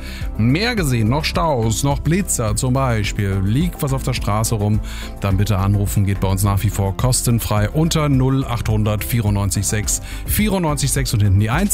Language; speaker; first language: German; native; German